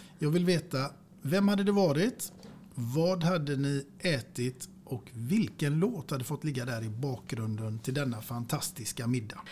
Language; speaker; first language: Swedish; native; Swedish